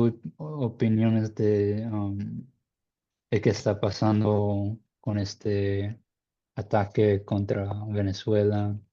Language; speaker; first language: Spanish; non-native, learner; English